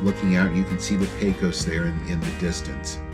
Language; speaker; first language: English; native; English